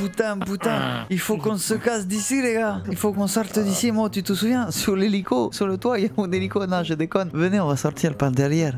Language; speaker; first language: French; native; French